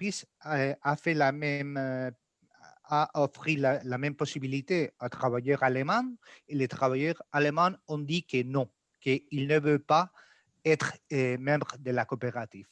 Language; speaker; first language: French; non-native, learner; Spanish